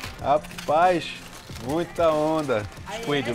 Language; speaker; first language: Portuguese; native; Portuguese